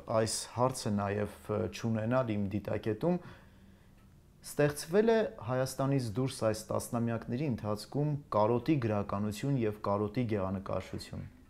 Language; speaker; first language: Armenian; native; Armenian